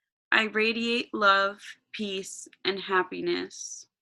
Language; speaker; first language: English; native; English